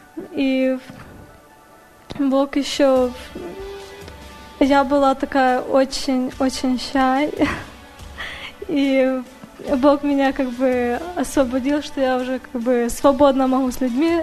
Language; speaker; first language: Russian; early bilingual, other home language; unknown